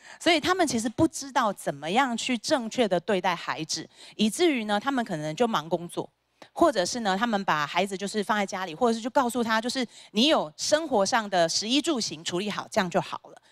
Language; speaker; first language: Chinese; native; Chinese